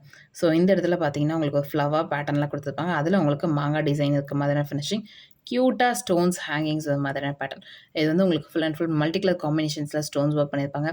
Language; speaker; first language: Tamil; native; Tamil